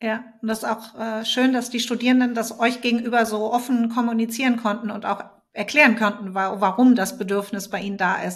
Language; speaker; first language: German; native; German